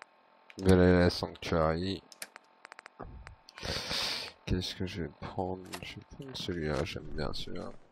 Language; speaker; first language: French; native; French